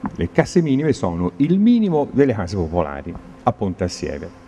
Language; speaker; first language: Italian; native; Italian